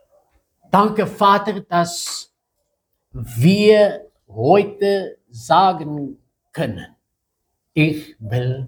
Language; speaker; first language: German; non-native, fluent; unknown